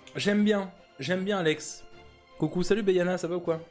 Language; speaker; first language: French; native; French